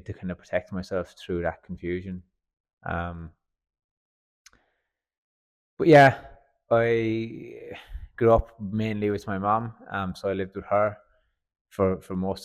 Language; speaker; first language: English; native; English